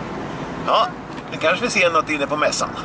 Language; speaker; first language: Swedish; native; Swedish